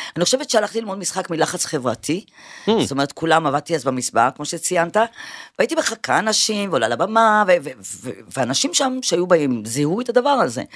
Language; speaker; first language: Hebrew; early bilingual, other home language; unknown